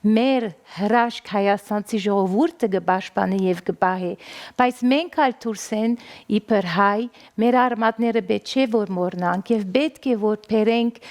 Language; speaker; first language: Armenian; early bilingual, heritage; Armenian